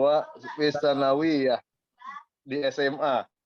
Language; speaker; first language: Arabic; non-native, learner; Indonesian